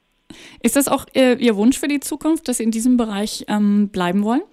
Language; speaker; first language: German; native; German